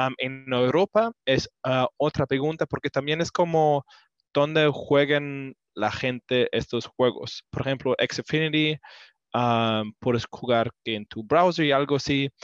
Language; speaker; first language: Spanish; non-native, learner; English